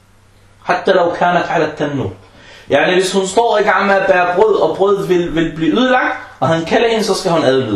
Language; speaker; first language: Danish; non-native, fluent; Arabic